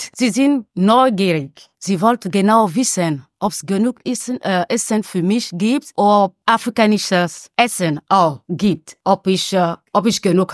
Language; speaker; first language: German; non-native, learner; French